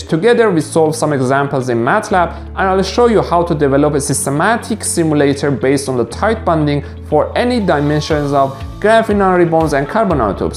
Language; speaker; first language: English; non-native, fluent; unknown